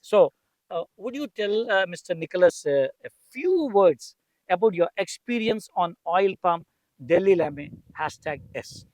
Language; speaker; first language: English; non-native, local second language; Telugu